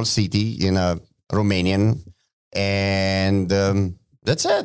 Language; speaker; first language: English; non-native, fluent; Romanian